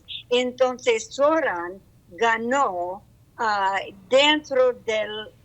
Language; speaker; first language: Spanish; non-native, learner; English